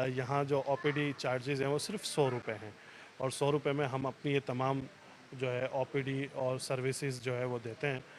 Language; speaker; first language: Urdu; native; Urdu